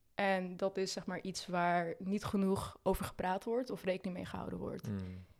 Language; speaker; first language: Dutch; early bilingual, other home language; Arabic